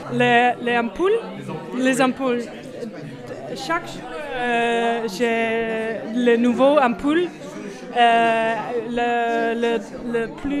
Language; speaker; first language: French; non-native, learner; Dutch